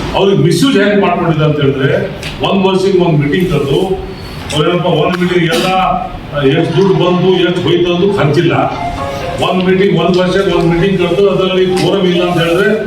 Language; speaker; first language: Kannada; non-native, local second language; Lambadi